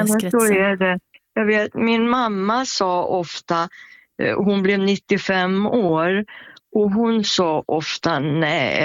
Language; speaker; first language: Swedish; native; Swedish